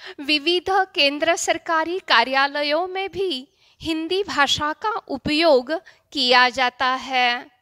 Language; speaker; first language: Hindi; non-native, local second language; Marathi